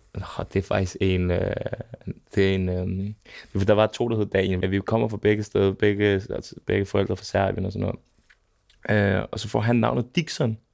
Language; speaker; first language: Danish; early bilingual, other home language; Serbian